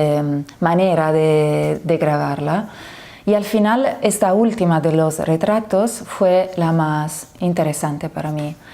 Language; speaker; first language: Spanish; non-native, fluent; Italian